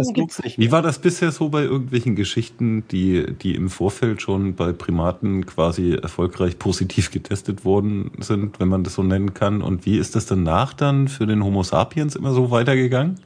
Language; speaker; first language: German; native; German